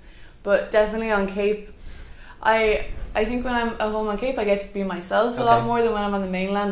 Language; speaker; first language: English; native; English